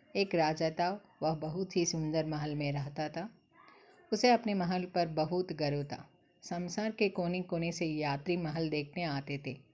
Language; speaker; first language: Hindi; non-native, local second language; Telugu